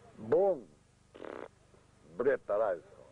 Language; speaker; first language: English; non-native, learner; Japanese